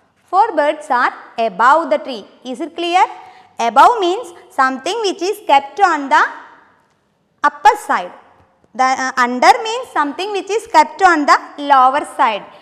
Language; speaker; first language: English; non-native, local second language; Malayalam